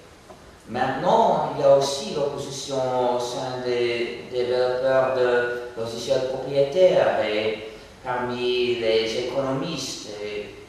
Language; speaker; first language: French; non-native, fluent; English